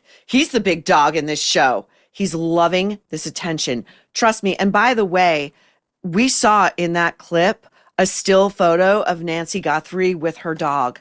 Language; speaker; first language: English; native; English